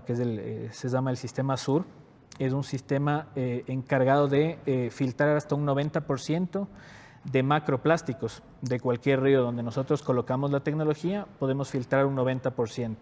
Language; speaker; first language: Spanish; native; Spanish